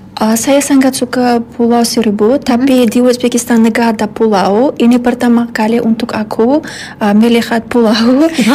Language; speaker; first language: Indonesian; non-native, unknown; Uzbek